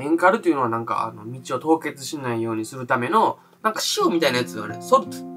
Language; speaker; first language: Japanese; native; Japanese